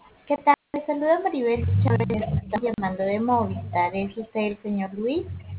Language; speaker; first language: Spanish; native; Spanish